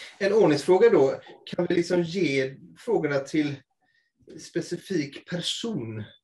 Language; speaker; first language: Swedish; native; Swedish